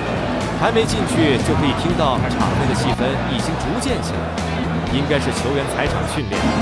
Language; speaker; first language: Chinese; native; Chinese